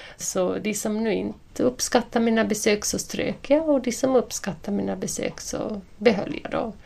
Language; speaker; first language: Swedish; native; Swedish